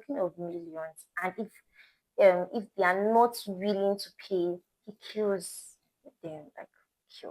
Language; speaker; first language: English; non-native, local second language; Igbo